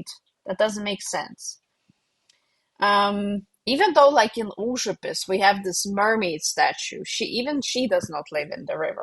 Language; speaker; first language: English; non-native, fluent; Lithuanian